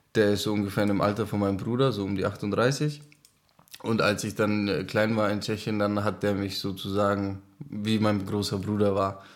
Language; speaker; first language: German; non-native, fluent; Czech